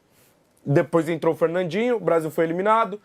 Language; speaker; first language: Portuguese; native; Portuguese